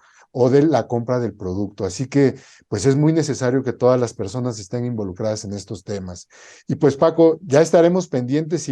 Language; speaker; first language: Spanish; native; Spanish